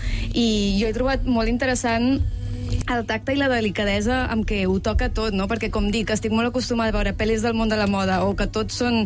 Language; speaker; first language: Catalan; native; Catalan